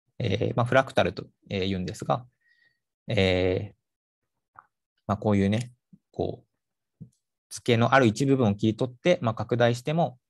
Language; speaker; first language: Japanese; native; Japanese